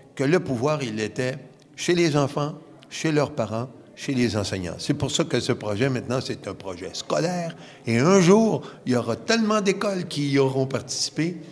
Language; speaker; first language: French; native; French